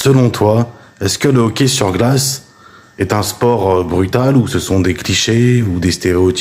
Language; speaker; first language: French; native; French